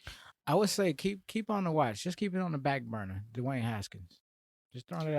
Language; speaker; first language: English; native; English